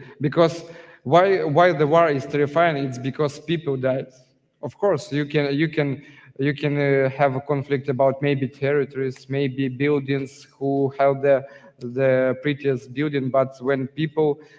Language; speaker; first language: English; non-native, learner; Ukrainian